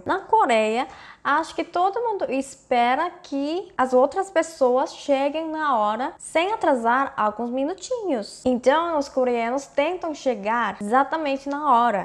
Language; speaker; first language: Portuguese; non-native, fluent; Korean